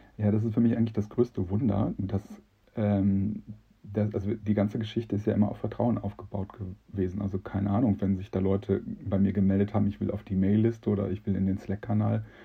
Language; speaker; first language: German; native; German